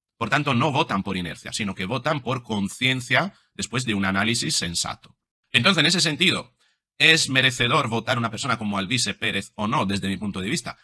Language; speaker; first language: Spanish; non-native, fluent; Italian